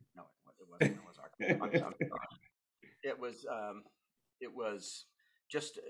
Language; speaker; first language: English; native; English